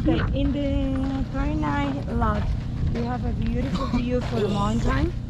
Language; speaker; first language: English; non-native, learner; Spanish